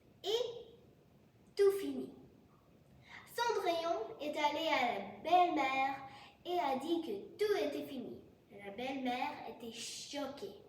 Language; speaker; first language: French; non-native, learner; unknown